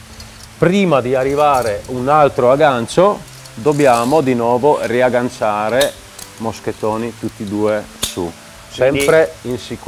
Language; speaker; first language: Italian; non-native, fluent; Czech